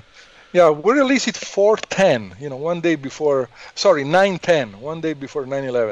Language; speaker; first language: English; non-native, fluent; Italian